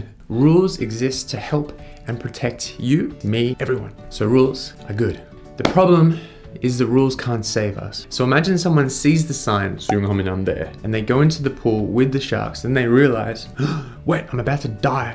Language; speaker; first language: English; native; English